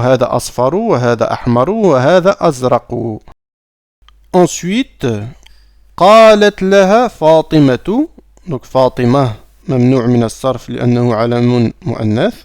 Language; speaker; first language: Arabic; non-native, fluent; French